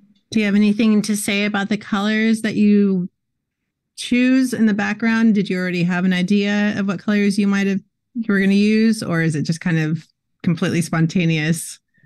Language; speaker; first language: English; native; English